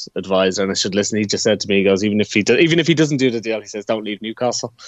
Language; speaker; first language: English; native; English